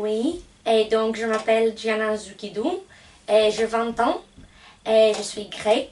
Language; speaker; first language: French; non-native, fluent; Greek